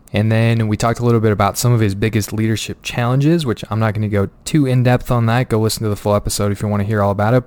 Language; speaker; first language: English; native; English